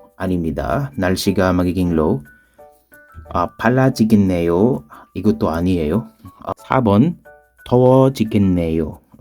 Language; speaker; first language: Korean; non-native, fluent; Filipino